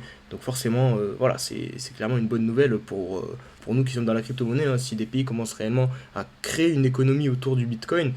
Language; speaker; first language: French; native; French